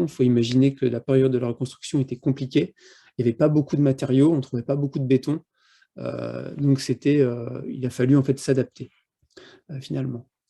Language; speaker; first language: French; native; French